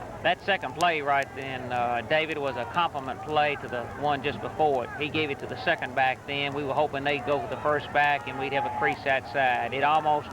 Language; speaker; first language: English; native; English